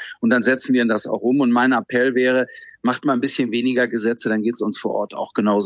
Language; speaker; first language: German; native; German